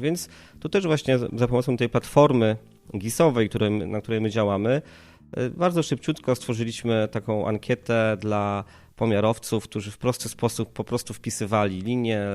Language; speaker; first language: Polish; native; Polish